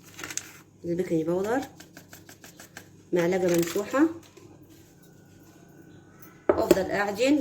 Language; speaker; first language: Arabic; native; Arabic